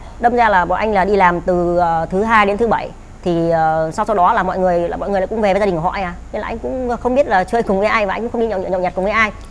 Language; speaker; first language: Vietnamese; native; Vietnamese